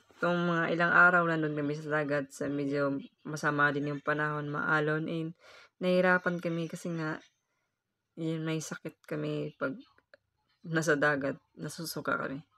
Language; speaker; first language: Filipino; non-native, local second language; Cebuano